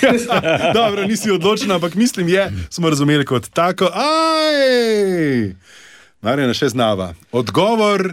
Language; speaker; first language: Slovenian; native; Slovenian